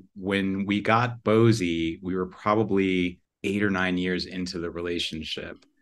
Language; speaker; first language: English; native; English